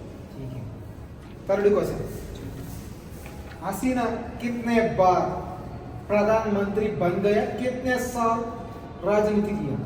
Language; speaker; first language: Hindi; non-native, local second language; Telugu